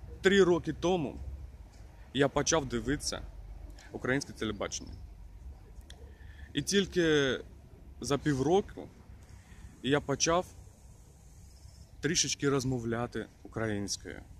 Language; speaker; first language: Ukrainian; non-native, local second language; Russian